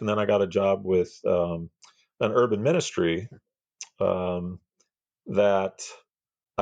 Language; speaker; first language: English; native; English